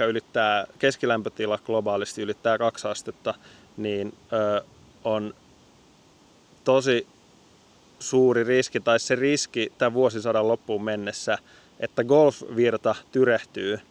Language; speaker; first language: Finnish; native; Finnish